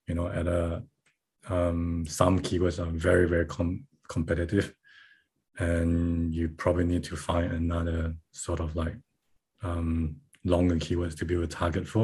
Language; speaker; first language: English; non-native, local second language; Chinese